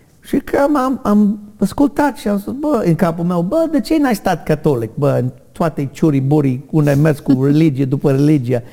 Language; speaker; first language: Romanian; non-native, learner; English